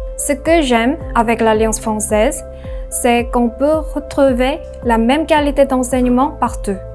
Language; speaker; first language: French; non-native, learner; Korean